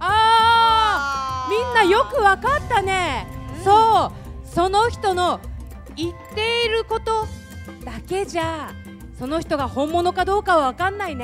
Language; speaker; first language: Japanese; native; Japanese